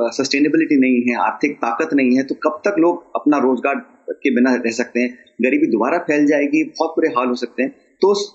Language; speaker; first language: Hindi; native; Hindi